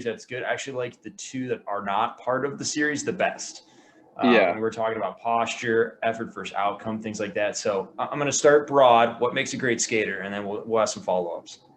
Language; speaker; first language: English; native; English